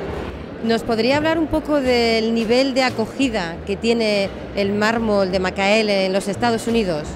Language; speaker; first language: Spanish; native; Spanish